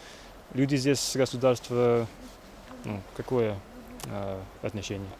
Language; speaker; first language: Russian; non-native, learner; English